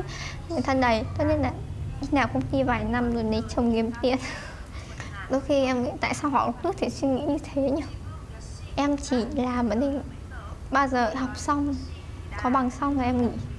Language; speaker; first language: Vietnamese; native; Vietnamese